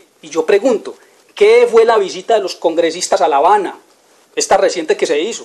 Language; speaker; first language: Spanish; native; Spanish